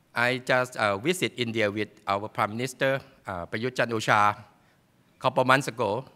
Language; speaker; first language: English; non-native, fluent; Thai